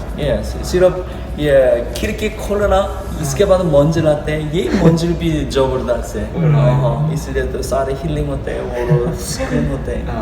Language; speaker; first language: Urdu; non-native, learner; Korean